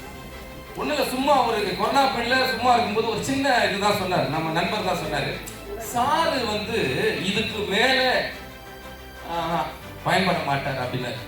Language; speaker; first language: Tamil; native; Tamil